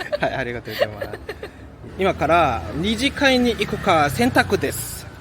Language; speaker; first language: Japanese; non-native, learner; Korean